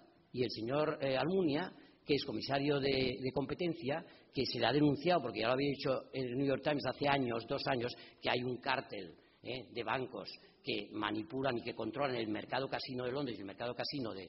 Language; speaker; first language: Spanish; native; Spanish